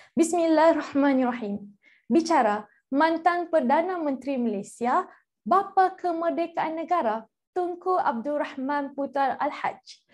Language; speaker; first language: Malay; native; Malay